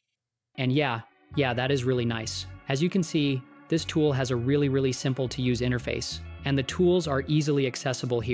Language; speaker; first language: English; native; English